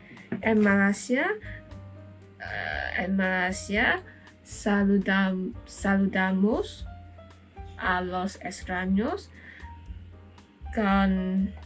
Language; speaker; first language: Spanish; non-native, learner; Malay